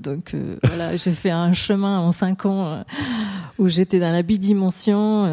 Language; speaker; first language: French; non-native, fluent; Spanish